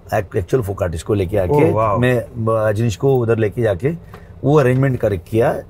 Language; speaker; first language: Hindi; non-native, local second language; Kannada